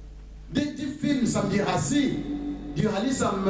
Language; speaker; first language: Danish; non-native, fluent; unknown